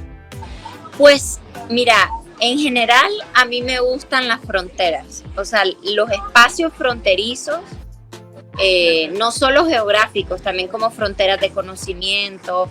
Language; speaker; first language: Spanish; native; Spanish